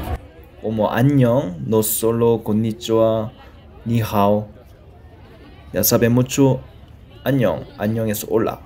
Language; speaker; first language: Spanish; non-native, learner; Korean